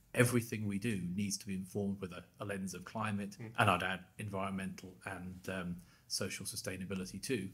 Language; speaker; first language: English; native; English